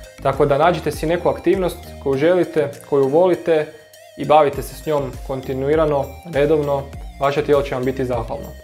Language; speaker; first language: Croatian; native; Croatian